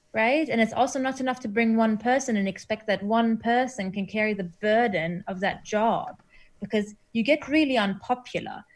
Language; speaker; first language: English; non-native, fluent; German